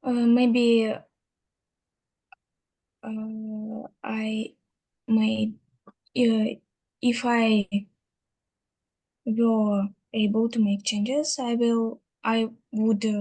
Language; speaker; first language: English; non-native, learner; Russian